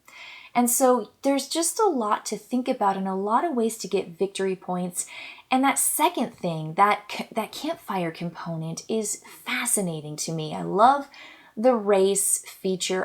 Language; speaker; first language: English; native; English